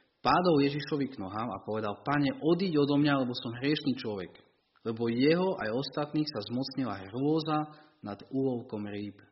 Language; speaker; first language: Slovak; native; Slovak